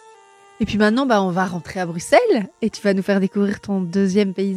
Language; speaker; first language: French; native; French